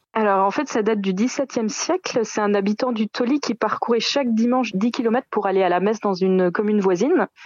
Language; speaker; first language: French; native; French